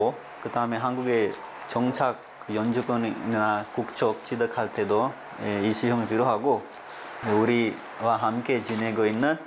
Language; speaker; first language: Korean; non-native, fluent; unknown